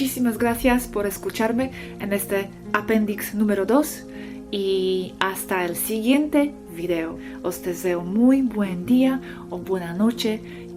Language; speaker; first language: Spanish; non-native, fluent; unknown